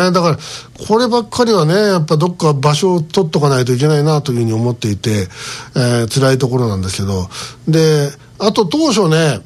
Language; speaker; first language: Japanese; native; Japanese